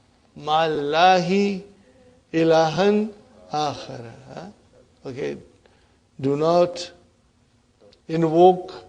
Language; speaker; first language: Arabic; non-native, fluent; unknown